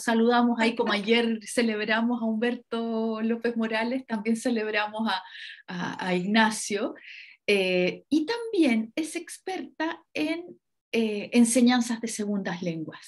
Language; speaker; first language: Spanish; native; Spanish